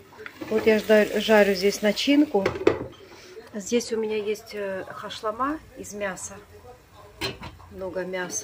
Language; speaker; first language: Russian; native; Russian